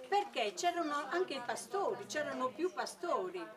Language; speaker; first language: Italian; native; Italian